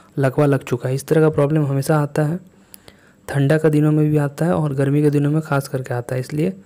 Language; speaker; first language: Hindi; native; Hindi